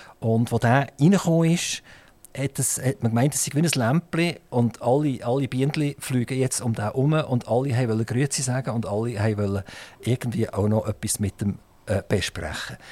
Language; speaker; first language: German; native; German